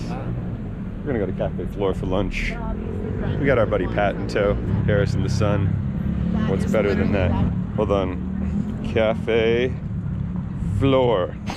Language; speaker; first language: English; native; English